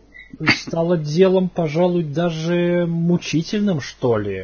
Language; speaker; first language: Russian; native; Russian